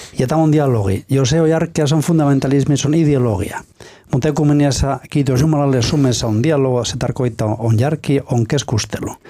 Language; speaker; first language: Finnish; non-native, fluent; Spanish